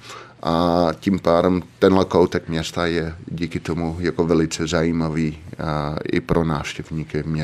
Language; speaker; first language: Czech; non-native, fluent; Dutch